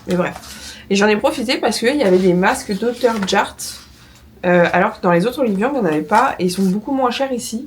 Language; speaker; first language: French; native; French